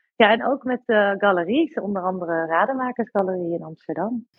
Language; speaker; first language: Dutch; native; Dutch